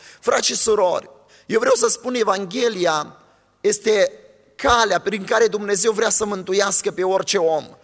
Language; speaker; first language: Romanian; native; Romanian